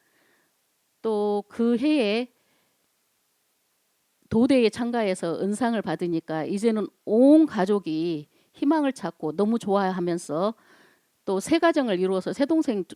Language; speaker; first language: Korean; native; Korean